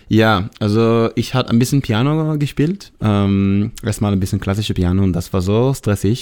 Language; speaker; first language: German; non-native, learner; Hebrew